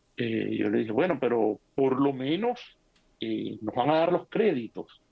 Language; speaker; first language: Spanish; native; Spanish